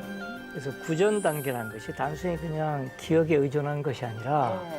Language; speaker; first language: Korean; native; Korean